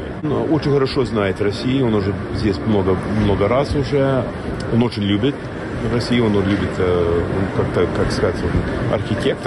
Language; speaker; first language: Russian; non-native, fluent; English